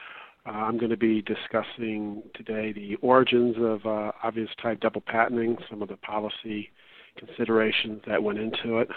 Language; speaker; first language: English; native; English